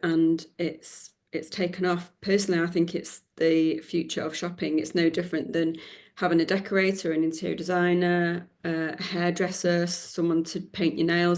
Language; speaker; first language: English; native; English